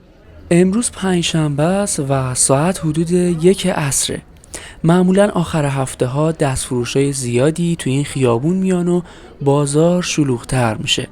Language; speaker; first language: Persian; native; Persian